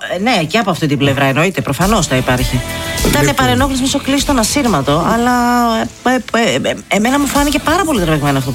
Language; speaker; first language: Greek; native; Greek